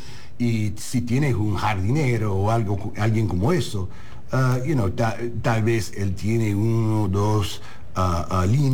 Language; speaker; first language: Spanish; early bilingual, heritage; English